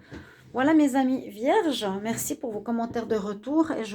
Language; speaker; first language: French; native; French